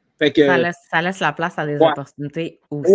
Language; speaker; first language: French; native; French